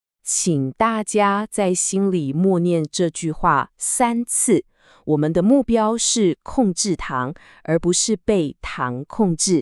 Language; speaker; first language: Chinese; native; Chinese